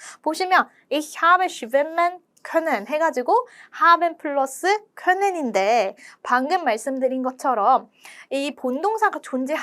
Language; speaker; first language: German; non-native, fluent; Korean